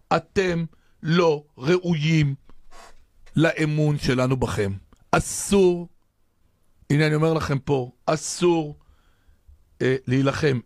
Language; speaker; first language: Hebrew; native; Hebrew